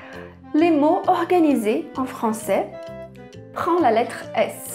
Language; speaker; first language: French; non-native, fluent; Portuguese